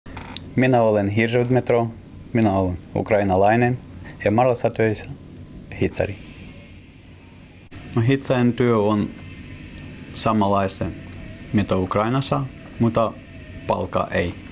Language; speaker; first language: Finnish; non-native, learner; Ukrainian